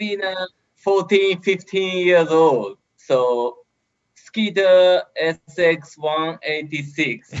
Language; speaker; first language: English; non-native, learner; Japanese